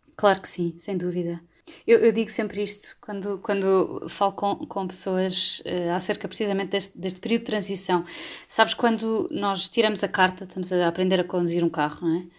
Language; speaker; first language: Portuguese; native; Portuguese